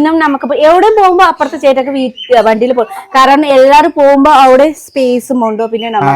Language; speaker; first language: Malayalam; non-native, learner; Nepali